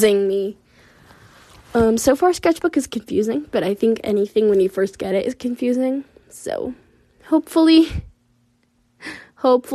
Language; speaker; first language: English; native; English